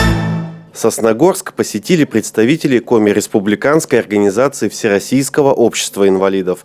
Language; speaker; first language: Russian; native; Russian